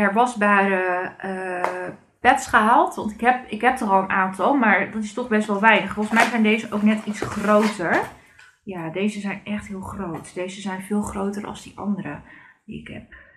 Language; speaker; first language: Dutch; native; Dutch